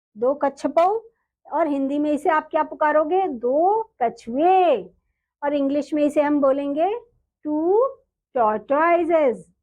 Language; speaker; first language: Hindi; native; Hindi